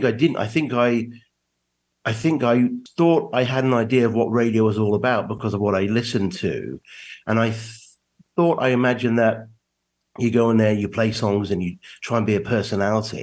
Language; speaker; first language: English; native; English